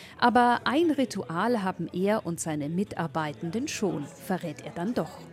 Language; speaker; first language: German; native; German